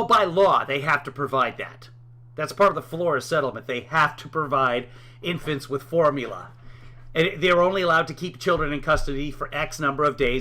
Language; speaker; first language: English; native; English